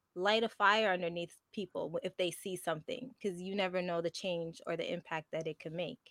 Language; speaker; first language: English; native; English